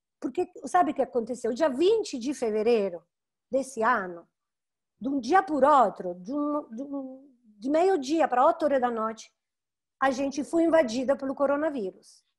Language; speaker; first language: Portuguese; non-native, fluent; Italian